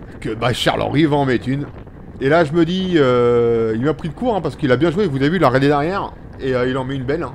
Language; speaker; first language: French; native; French